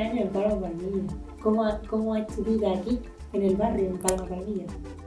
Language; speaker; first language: Spanish; native; Spanish